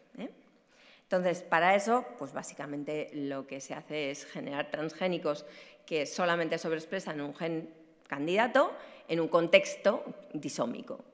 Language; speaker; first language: Spanish; native; Spanish